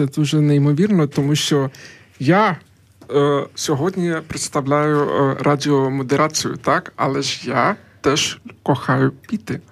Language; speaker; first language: Ukrainian; non-native, local second language; Russian